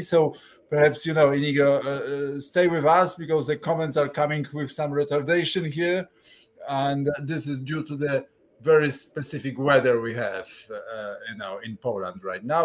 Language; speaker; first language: English; non-native, fluent; Polish